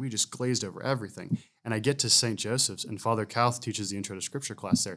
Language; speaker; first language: English; native; English